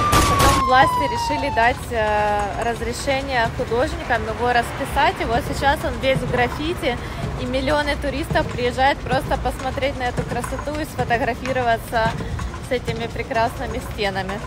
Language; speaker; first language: Russian; native; Russian